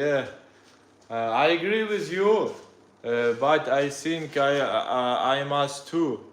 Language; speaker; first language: English; non-native, learner; Russian